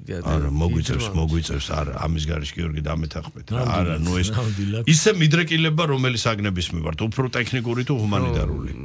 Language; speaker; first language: Georgian; native; Georgian